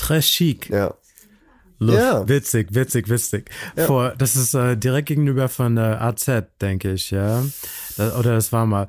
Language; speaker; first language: German; non-native, fluent; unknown